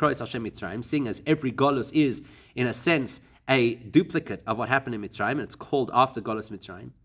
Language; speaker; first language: English; native; English